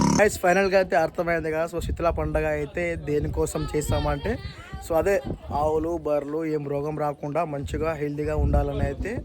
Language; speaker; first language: Telugu; non-native, local second language; Lambadi